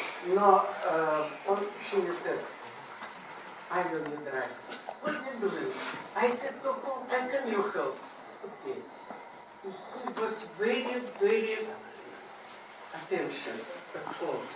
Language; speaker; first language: English; non-native, learner; Russian